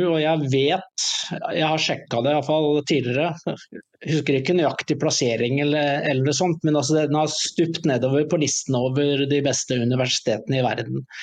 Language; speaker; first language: Norwegian; native; Norwegian